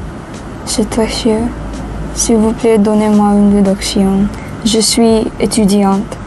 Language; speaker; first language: French; non-native, learner; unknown